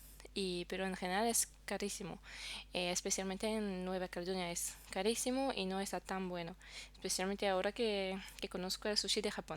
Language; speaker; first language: Spanish; non-native, fluent; French